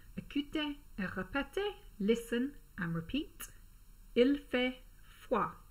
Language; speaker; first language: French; non-native, fluent; English